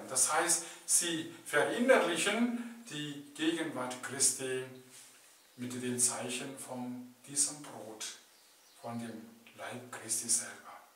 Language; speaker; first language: German; non-native, fluent; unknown